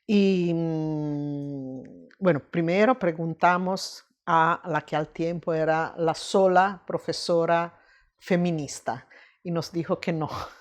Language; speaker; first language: Spanish; non-native, fluent; Italian